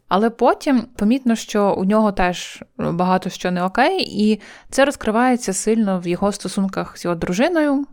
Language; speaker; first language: Ukrainian; native; Ukrainian